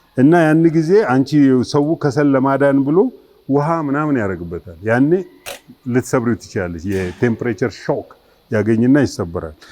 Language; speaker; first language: Amharic; native; Amharic